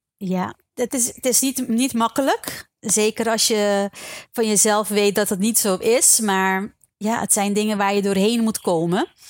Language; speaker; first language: Dutch; non-native, local second language; Papiamento